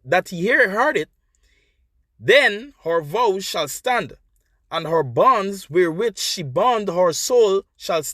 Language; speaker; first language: English; native; English